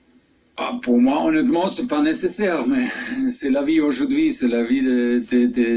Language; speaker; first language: French; non-native, fluent; German